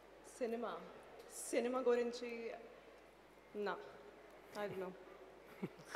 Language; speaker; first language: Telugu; non-native, learner; Hindi